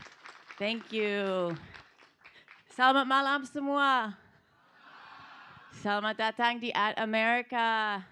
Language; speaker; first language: Indonesian; non-native, learner; English